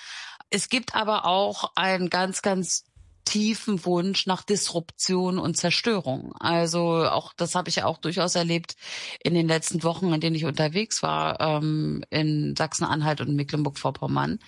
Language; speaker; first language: German; native; German